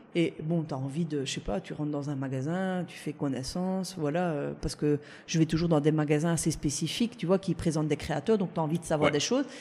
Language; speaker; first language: French; early bilingual, other home language; Italian